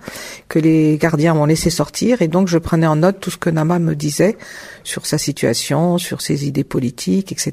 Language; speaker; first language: French; native; French